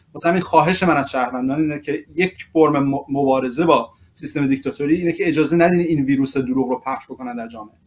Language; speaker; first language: Persian; early bilingual, other home language; English